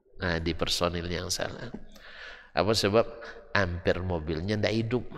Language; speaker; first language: Indonesian; non-native, local second language; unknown